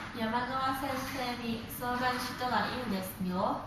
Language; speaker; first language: Japanese; non-native, fluent; Thai